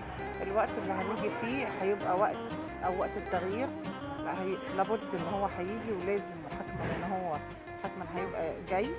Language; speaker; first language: Arabic; native; Arabic